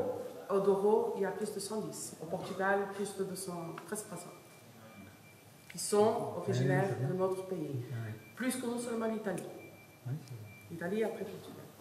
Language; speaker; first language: French; non-native, fluent; Portuguese